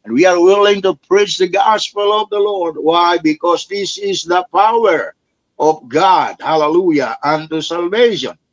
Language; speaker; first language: English; non-native, local second language; Filipino